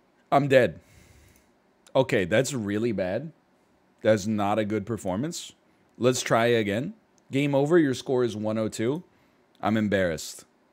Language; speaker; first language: English; native; English